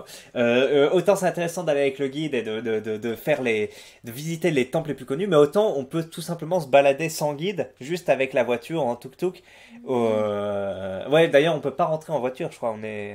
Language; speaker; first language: French; native; French